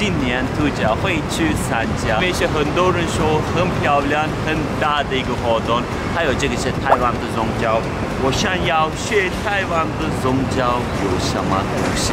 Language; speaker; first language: Chinese; non-native, learner; Turkish